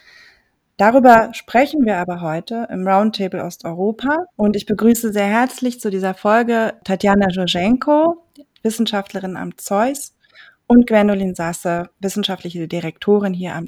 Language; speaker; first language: German; native; German